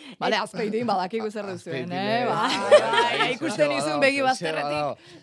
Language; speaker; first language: Basque; native; Basque